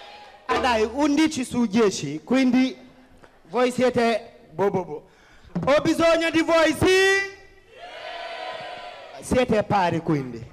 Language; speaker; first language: Italian; non-native, fluent; Wolof